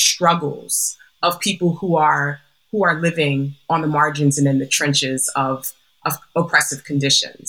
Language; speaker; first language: English; native; English